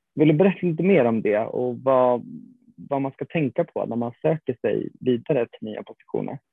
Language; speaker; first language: Swedish; native; Swedish